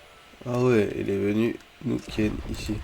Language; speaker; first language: French; native; French